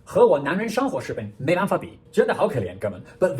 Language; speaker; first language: Chinese; non-native, fluent; English